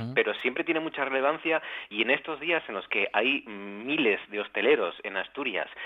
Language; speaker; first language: Spanish; native; Spanish